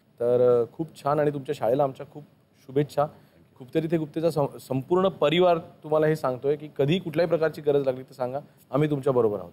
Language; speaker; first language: Marathi; native; Marathi